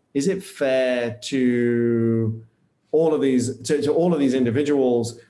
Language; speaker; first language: English; native; English